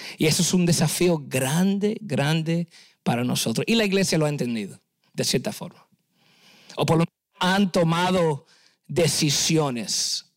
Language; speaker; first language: Spanish; early bilingual, heritage; Spanish